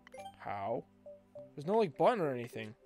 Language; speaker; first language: English; native; English